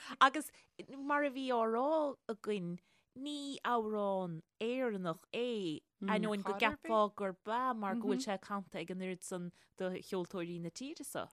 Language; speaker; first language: Irish; native; Irish